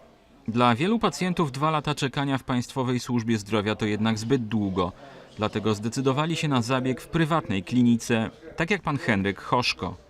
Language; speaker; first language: Polish; native; Polish